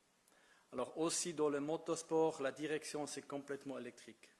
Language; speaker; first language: French; non-native, fluent; Italian